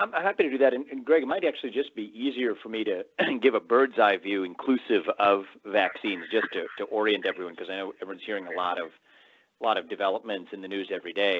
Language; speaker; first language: English; native; English